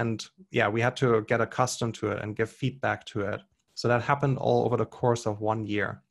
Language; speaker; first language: English; non-native, fluent; German